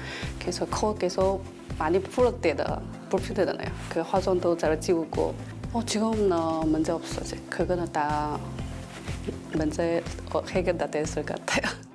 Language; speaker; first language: Korean; non-native, learner; Chinese